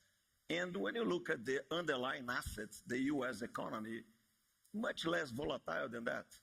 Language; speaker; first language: English; non-native, fluent; Portuguese